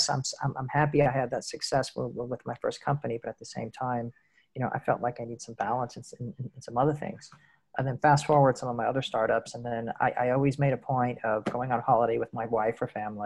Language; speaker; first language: English; native; English